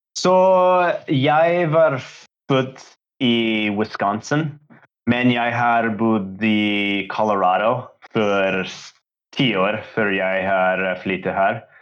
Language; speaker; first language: Norwegian; non-native, learner; English